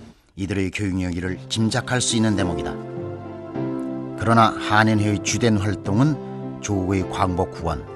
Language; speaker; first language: Korean; native; Korean